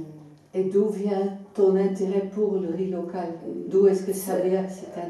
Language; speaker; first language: French; non-native, fluent; Dutch